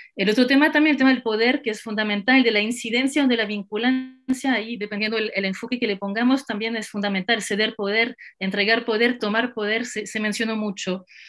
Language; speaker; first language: Spanish; non-native, fluent; French